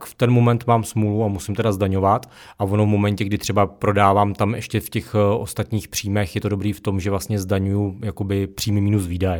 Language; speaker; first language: Czech; native; Czech